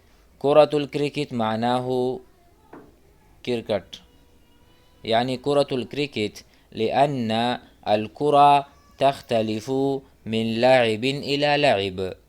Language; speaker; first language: Arabic; non-native, fluent; Urdu